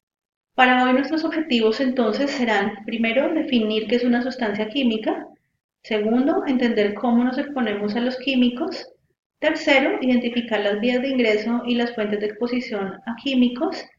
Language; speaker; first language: Spanish; native; Spanish